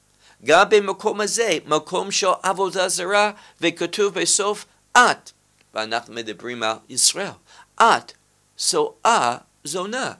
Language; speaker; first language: Hebrew; non-native, fluent; English